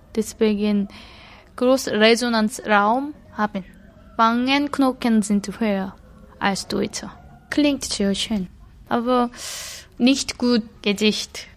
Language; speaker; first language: German; non-native, learner; Korean